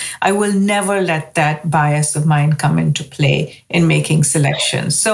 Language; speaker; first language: English; non-native, local second language; Hindi